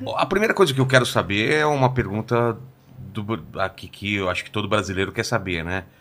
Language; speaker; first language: Portuguese; native; Portuguese